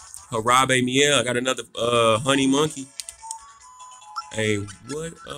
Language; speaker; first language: English; native; English